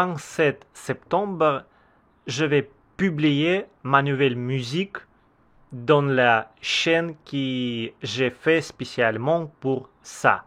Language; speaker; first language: French; non-native, learner; Russian